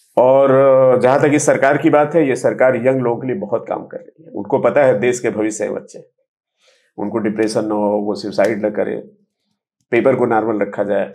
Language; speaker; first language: Hindi; native; Hindi